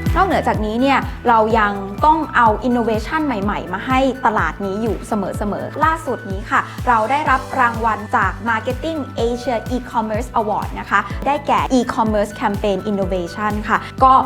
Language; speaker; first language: Thai; native; Thai